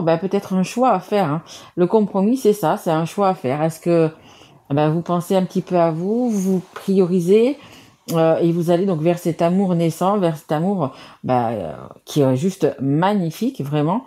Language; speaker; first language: French; native; French